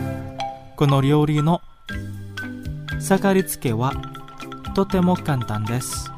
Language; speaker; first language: Japanese; non-native, fluent; Indonesian